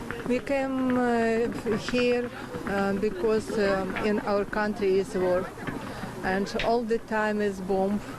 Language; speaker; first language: English; non-native, learner; Ukrainian